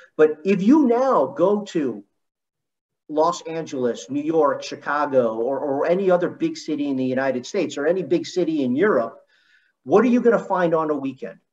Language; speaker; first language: English; native; English